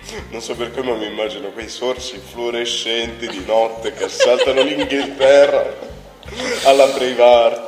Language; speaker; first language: Italian; native; Italian